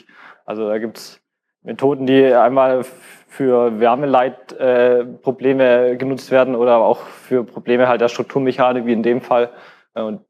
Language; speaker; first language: German; native; German